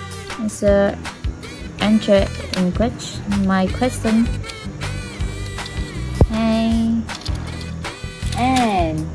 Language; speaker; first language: English; non-native, learner; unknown